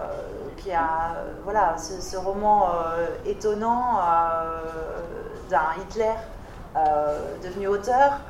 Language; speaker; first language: French; native; French